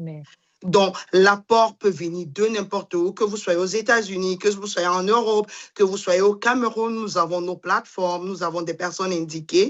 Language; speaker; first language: French; non-native, local second language; Duala